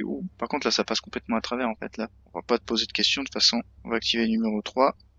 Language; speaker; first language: French; native; French